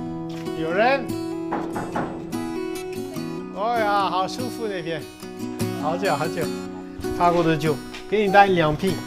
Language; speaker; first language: Chinese; non-native, fluent; French